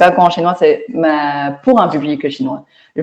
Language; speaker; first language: French; non-native, fluent; Chinese